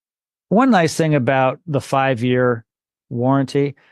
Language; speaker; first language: English; native; English